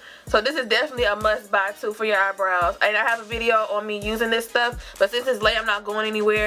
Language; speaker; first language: English; native; English